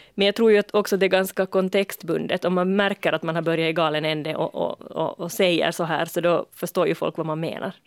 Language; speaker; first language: Swedish; native; Swedish